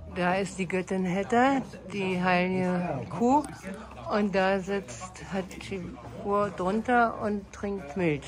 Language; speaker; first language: German; native; German